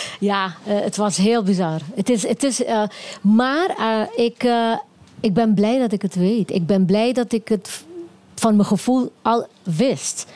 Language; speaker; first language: Dutch; non-native, local second language; Papiamento